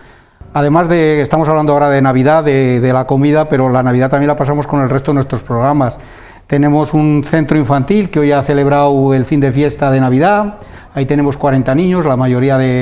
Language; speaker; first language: Spanish; native; Spanish